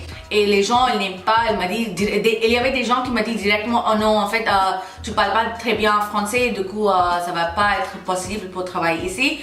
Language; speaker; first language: French; non-native, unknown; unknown